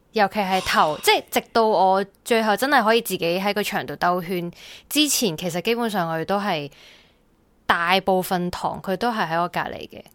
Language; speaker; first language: Cantonese; native; Cantonese